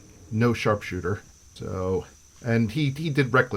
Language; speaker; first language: English; native; English